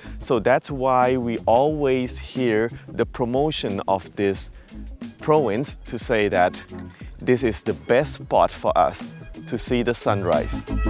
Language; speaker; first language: English; non-native, fluent; Thai